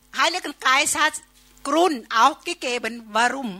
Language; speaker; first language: German; non-native, learner; Thai